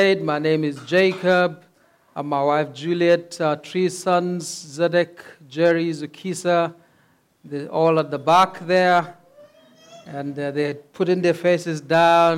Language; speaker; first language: English; non-native, local second language; Hausa